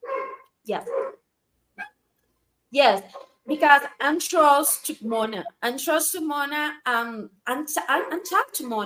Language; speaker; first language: English; non-native, learner; Spanish